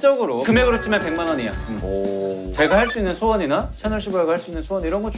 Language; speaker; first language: Korean; native; Korean